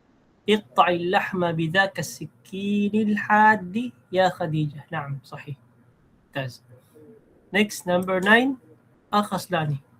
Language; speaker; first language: Arabic; non-native, fluent; Filipino